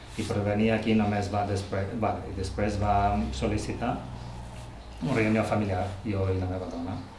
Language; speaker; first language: Catalan; non-native, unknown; Albanian